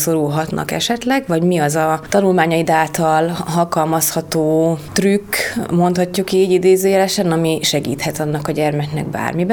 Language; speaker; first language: Hungarian; native; Hungarian